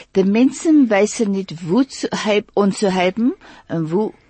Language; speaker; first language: Yiddish; early bilingual, heritage; Yiddish